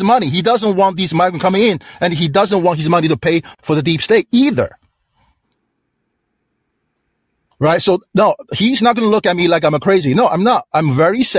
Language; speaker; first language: English; non-native, fluent; Chinese